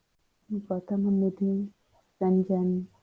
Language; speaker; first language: German; non-native, fluent; Hindi